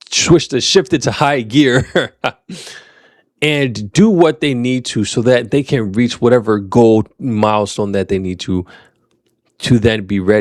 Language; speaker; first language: English; native; English